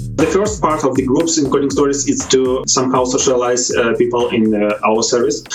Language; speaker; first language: English; non-native, fluent; Ukrainian